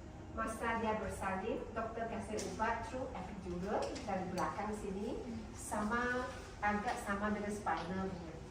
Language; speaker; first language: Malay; non-native, local second language; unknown